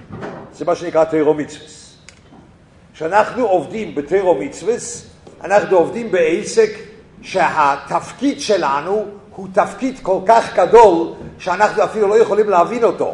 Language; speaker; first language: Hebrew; non-native, fluent; English